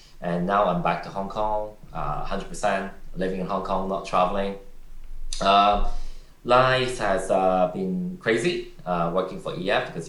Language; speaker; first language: English; non-native, local second language; Cantonese